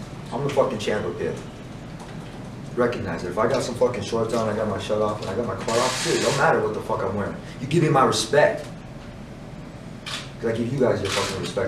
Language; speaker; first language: English; early bilingual, other home language; Spanish